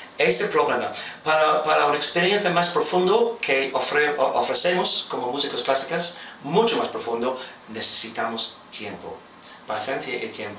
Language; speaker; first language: Spanish; non-native, fluent; English